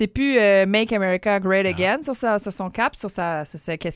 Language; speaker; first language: French; native; French